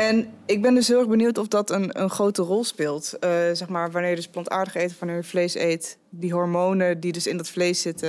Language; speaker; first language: Dutch; native; Dutch